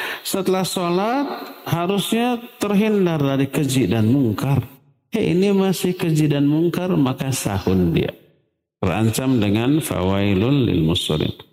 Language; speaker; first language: Indonesian; native; Indonesian